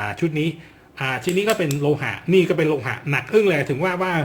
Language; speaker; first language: Thai; native; Thai